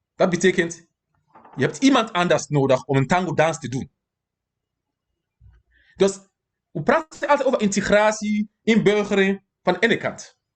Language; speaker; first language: Dutch; non-native, fluent; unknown